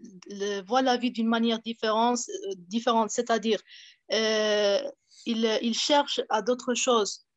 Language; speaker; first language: French; non-native, fluent; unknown